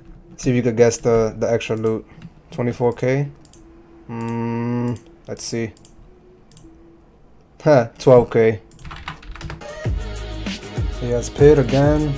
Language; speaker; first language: English; native; English